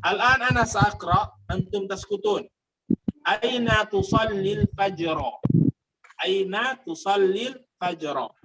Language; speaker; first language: Arabic; non-native, fluent; Indonesian